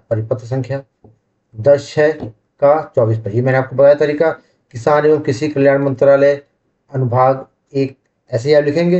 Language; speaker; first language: Hindi; native; Hindi